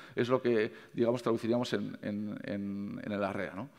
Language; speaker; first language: Spanish; native; Spanish